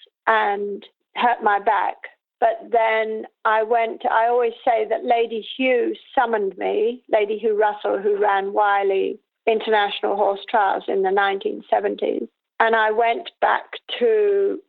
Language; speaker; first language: English; native; English